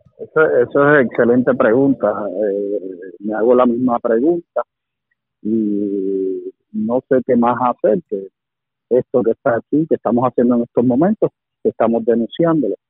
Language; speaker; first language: Spanish; native; Spanish